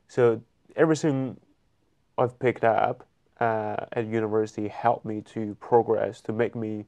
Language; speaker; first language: English; non-native, fluent; Chinese